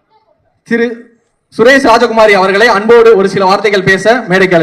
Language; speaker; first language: Tamil; native; Tamil